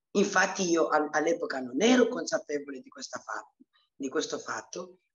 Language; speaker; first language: Italian; early bilingual, other home language; Romanian